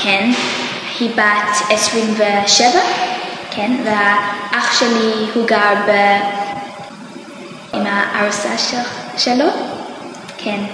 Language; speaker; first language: Hebrew; non-native, learner; English